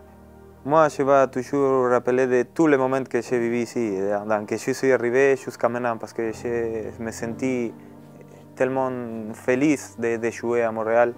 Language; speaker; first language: French; non-native, learner; Spanish